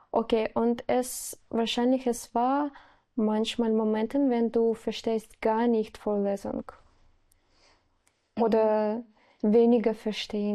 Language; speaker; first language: German; non-native, learner; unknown